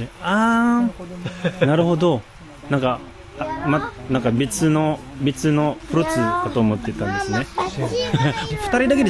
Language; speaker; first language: Japanese; non-native, learner; Filipino